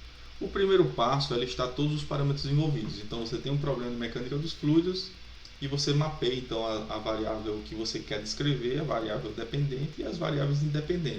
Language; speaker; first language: Portuguese; native; Portuguese